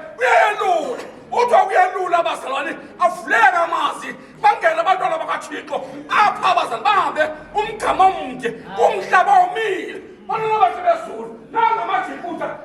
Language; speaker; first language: Zulu; non-native, local second language; Xhosa